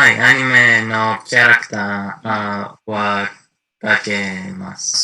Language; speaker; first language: Japanese; non-native, learner; Greek